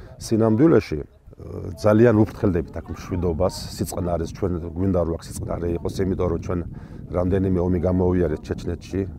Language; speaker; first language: Georgian; non-native, local second language; Chechen